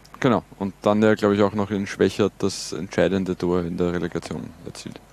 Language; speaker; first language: German; native; German